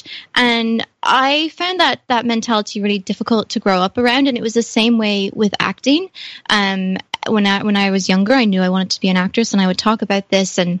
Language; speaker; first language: English; native; English